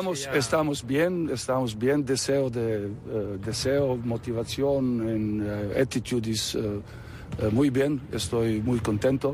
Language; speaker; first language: Spanish; non-native, fluent; Serbian